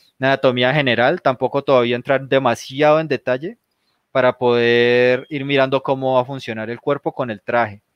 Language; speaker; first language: Spanish; native; Spanish